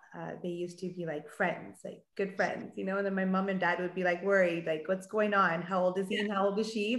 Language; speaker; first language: English; native; English